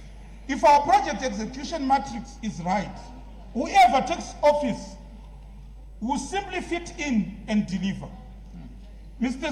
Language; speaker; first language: English; non-native, local second language; Shona